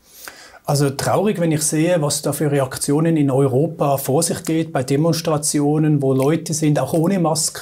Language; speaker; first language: German; native; German